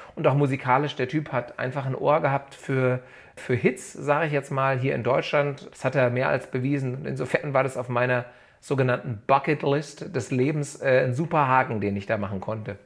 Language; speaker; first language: German; native; German